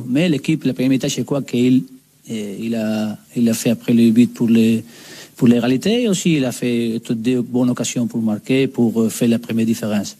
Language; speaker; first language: French; non-native, learner; Spanish